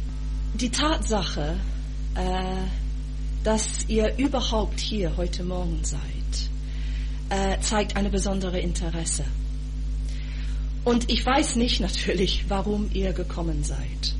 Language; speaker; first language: German; non-native, fluent; English